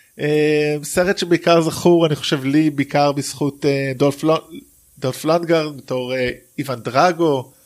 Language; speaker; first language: Hebrew; native; Hebrew